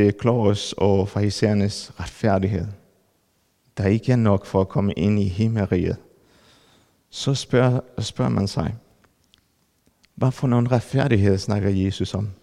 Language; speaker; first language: Danish; non-native, fluent; Spanish